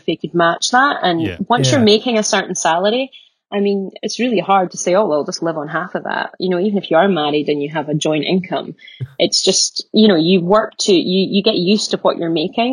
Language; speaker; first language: English; native; English